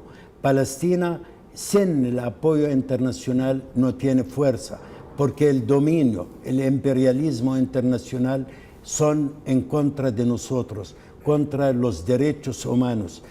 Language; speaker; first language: Spanish; non-native, fluent; Arabic